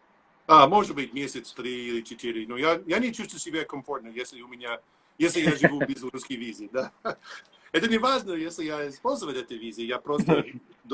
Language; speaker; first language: Russian; non-native, learner; English